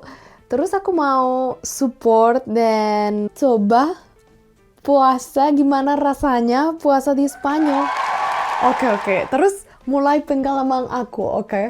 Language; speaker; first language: Indonesian; non-native, fluent; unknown